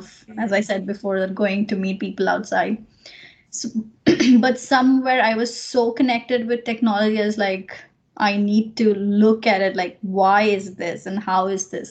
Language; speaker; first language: English; non-native, local second language; Marathi